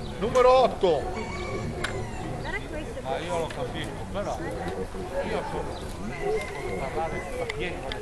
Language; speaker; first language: Italian; non-native, learner; Hungarian